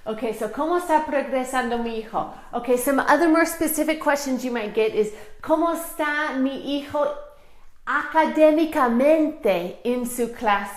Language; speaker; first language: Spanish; non-native, fluent; English